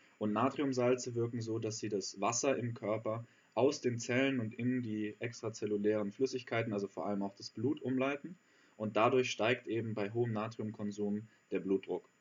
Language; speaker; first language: German; native; German